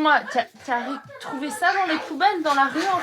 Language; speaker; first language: French; native; French